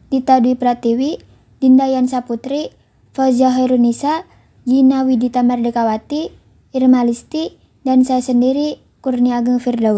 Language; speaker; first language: Indonesian; native; Indonesian